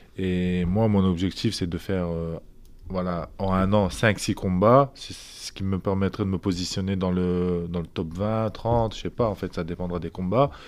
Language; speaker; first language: French; early bilingual, other home language; Azerbaijani